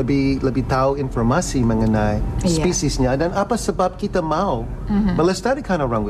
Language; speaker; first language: Indonesian; non-native, fluent; English